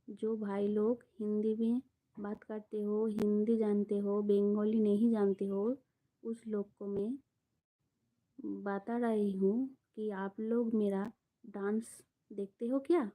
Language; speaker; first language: Hindi; non-native, local second language; Bangla